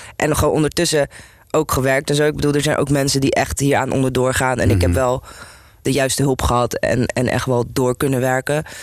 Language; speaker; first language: Dutch; native; Dutch